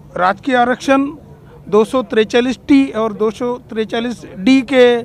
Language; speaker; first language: Hindi; non-native, local second language; Marathi